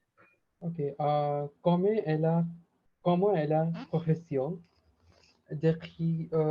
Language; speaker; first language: French; non-native, learner; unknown